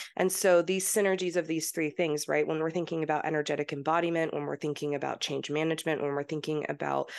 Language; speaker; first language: English; early bilingual, heritage; English